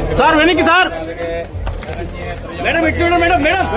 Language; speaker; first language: Telugu; native; Telugu